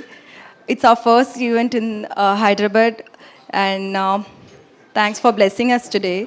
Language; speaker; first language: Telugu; non-native, learner; Tamil